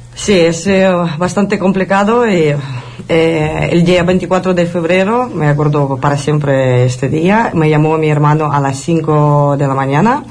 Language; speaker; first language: Spanish; non-native, fluent; Ukrainian